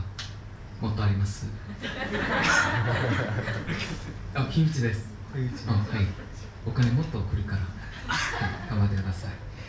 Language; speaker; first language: Japanese; non-native, learner; Korean